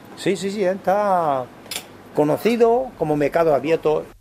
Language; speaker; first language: Spanish; non-native, learner; Chinese